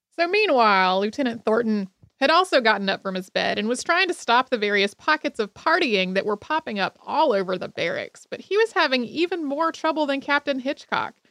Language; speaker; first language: English; native; English